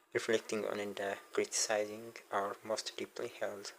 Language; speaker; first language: English; non-native, local second language; Amharic